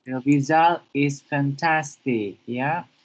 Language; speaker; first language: English; non-native, fluent; Indonesian